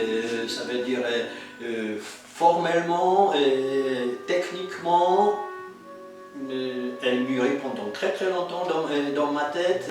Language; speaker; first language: French; non-native, fluent; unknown